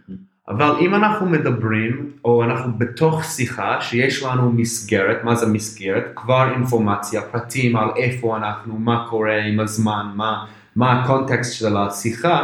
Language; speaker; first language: Hebrew; non-native, fluent; English